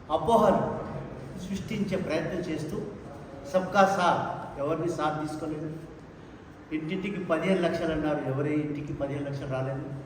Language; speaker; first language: Telugu; non-native, local second language; Lambadi